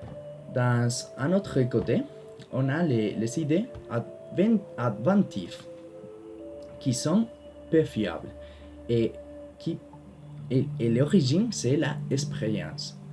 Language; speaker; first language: French; non-native, learner; Spanish